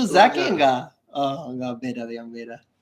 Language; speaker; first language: Indonesian; non-native, learner; English